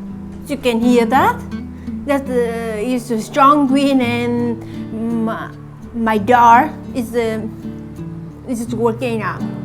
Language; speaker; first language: English; non-native, learner; Vietnamese